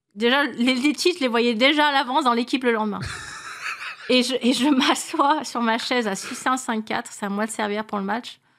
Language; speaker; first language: French; native; French